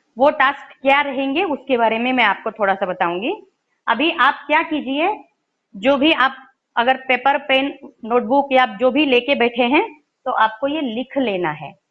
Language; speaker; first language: Hindi; non-native, local second language; Marathi